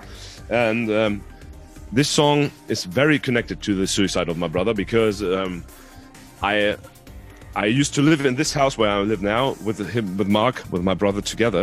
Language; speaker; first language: English; non-native, fluent; Hungarian